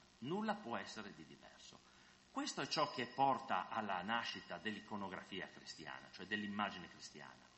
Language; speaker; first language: Italian; non-native, fluent; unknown